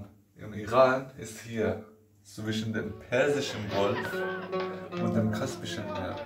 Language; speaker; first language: German; non-native, fluent; Persian